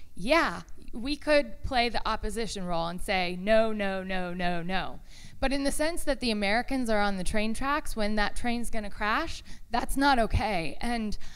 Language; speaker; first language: English; native; English